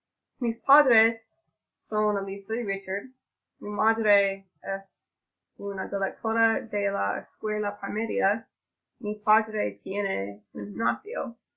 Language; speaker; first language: Spanish; non-native, learner; English